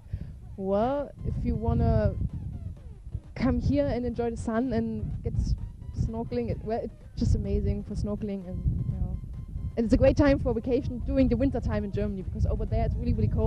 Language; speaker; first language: English; non-native, fluent; German